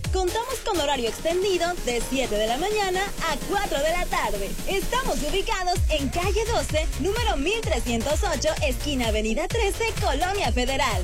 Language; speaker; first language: Spanish; native; Spanish